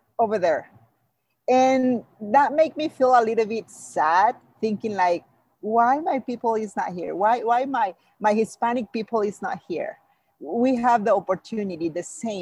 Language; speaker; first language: English; non-native, fluent; Spanish